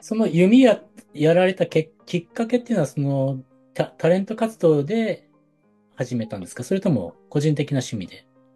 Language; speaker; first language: Japanese; native; Japanese